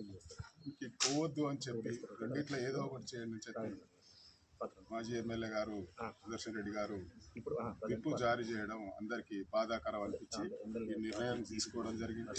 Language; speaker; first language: Telugu; native; Telugu